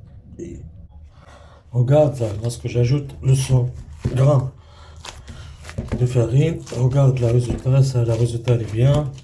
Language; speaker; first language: French; non-native, learner; Arabic